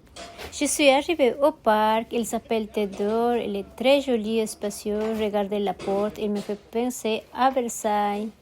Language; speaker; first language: French; non-native, learner; Spanish